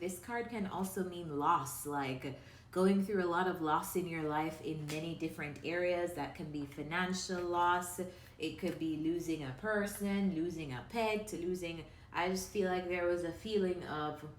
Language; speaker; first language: English; native; English